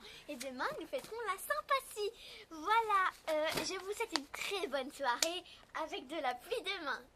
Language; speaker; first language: French; native; French